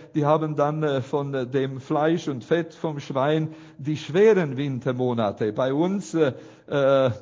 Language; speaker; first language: German; non-native, fluent; Romanian